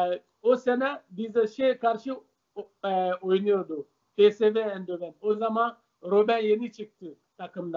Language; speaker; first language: Turkish; non-native, learner; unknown